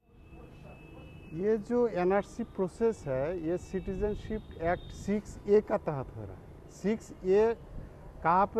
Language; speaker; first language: Urdu; non-native, local second language; Bangla